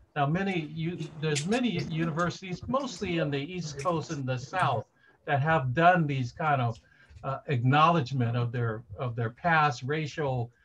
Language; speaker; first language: English; native; English